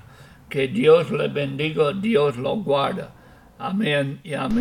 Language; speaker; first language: Spanish; non-native, fluent; English